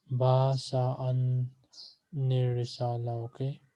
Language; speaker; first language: Arabic; non-native, fluent; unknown